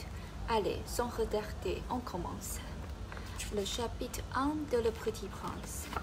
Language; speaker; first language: French; non-native, learner; Chinese